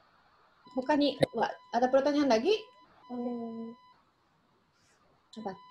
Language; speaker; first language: Indonesian; non-native, fluent; Japanese